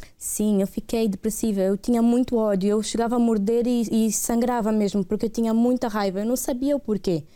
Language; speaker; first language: Portuguese; native; Portuguese